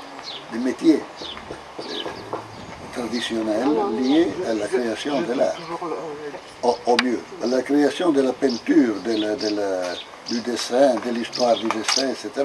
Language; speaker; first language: French; non-native, fluent; Italian